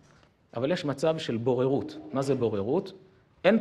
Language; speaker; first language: Hebrew; native; Hebrew